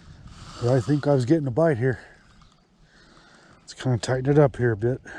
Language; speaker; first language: English; native; English